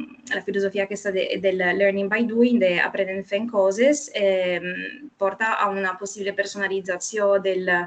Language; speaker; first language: Catalan; non-native, fluent; Italian